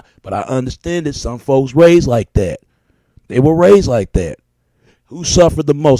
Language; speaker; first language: English; native; English